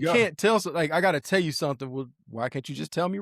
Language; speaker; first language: English; native; English